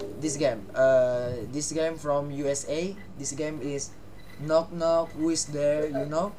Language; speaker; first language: English; non-native, learner; Thai